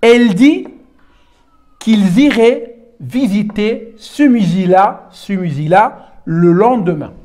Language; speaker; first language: French; non-native, local second language; Arabic